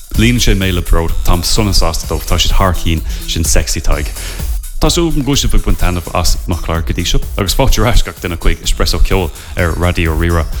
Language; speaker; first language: Irish; non-native, local second language; English